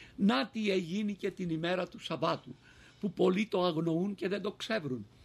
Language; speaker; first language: Greek; native; Greek